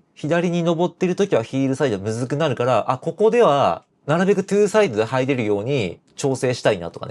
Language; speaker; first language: Japanese; native; Japanese